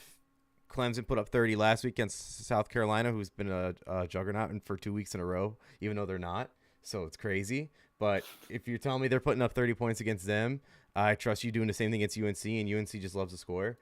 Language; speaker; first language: English; native; English